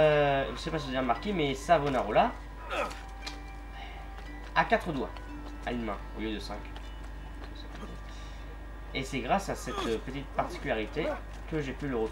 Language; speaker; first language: French; native; French